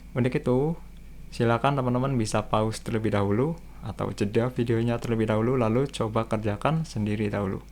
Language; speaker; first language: Indonesian; native; Indonesian